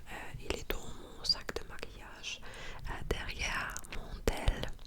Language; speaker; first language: French; non-native, fluent; English